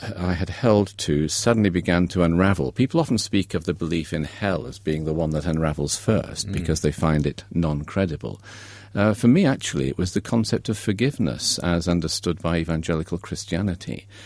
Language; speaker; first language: English; native; English